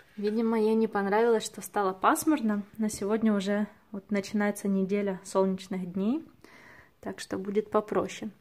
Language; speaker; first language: Russian; native; Russian